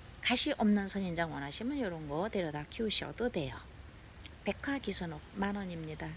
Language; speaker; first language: Korean; native; Korean